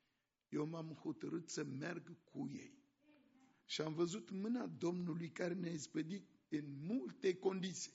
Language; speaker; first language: Romanian; non-native, fluent; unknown